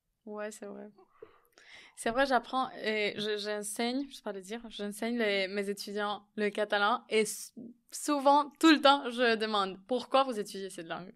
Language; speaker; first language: French; non-native, fluent; Catalan